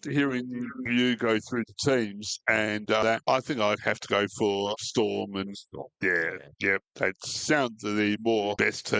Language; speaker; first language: English; native; English